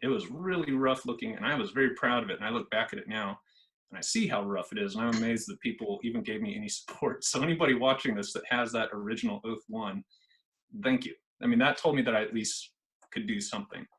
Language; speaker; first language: English; native; English